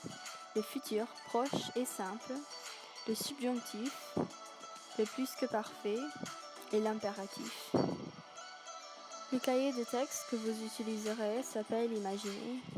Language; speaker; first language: French; non-native, learner; English